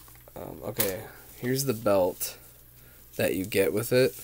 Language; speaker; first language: English; native; English